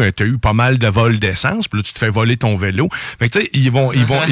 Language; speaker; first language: French; native; French